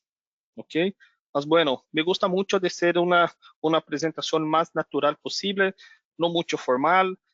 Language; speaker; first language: Spanish; non-native, learner; Portuguese